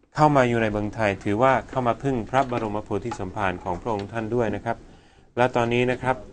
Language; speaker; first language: Thai; non-native, fluent; Swedish